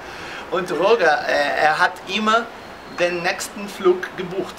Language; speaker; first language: German; non-native, fluent; Portuguese